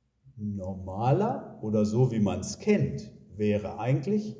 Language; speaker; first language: German; native; German